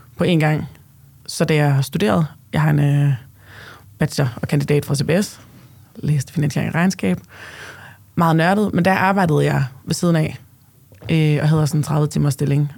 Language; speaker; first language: Danish; native; Danish